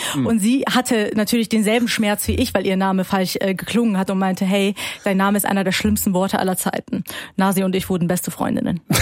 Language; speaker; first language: German; early bilingual, other home language; Persian